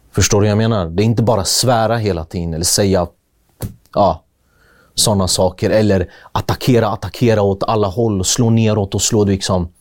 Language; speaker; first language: Swedish; early bilingual, other home language; Kurdish